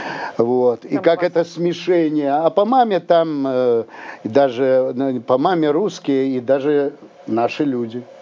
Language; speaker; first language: Russian; native; Russian